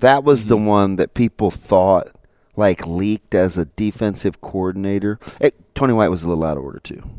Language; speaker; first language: English; native; English